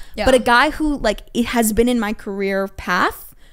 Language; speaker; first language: English; native; English